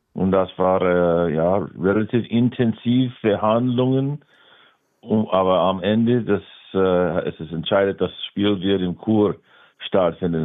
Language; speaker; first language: German; non-native, learner; English